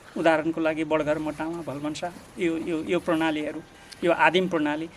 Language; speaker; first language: Nepali; non-native, local second language; Dangaura Tharu